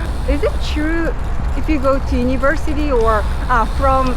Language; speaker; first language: English; non-native, fluent; Korean